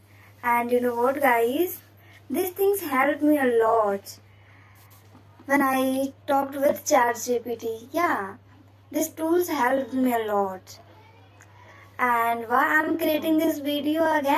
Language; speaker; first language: English; non-native, learner; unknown